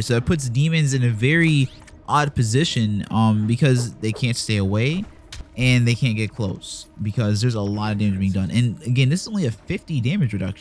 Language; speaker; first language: English; native; English